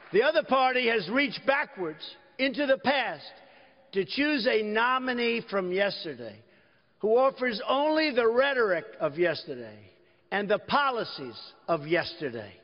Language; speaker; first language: English; native; English